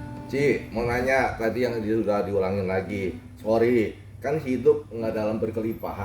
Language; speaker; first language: Indonesian; native; Indonesian